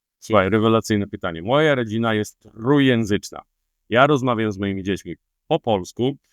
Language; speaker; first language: Polish; native; Polish